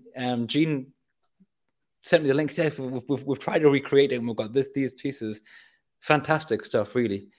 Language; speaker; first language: English; native; English